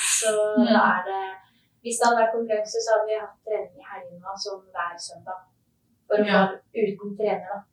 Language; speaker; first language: Norwegian; native; Norwegian